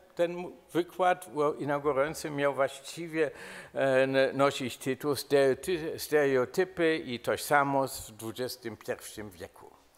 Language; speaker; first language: Polish; non-native, fluent; German